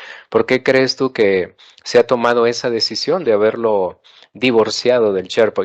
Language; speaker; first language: Spanish; native; Spanish